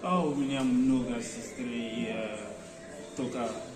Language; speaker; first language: Russian; non-native, learner; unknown